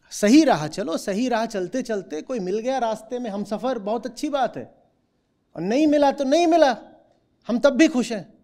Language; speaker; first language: Hindi; native; Hindi